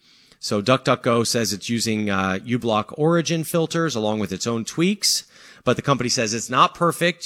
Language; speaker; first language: English; native; English